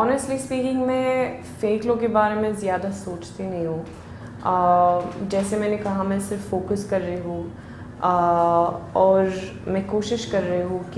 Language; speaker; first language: Hindi; non-native, learner; Swedish